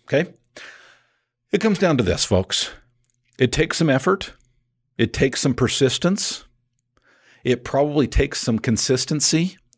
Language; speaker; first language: English; native; English